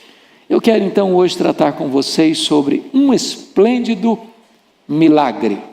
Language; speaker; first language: Portuguese; native; Portuguese